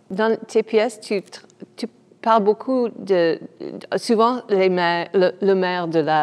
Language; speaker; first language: French; non-native, fluent; English